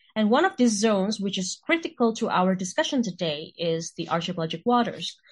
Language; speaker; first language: English; non-native, fluent; Indonesian